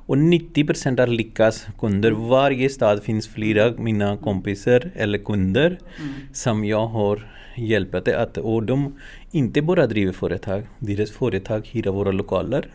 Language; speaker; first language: Swedish; non-native, learner; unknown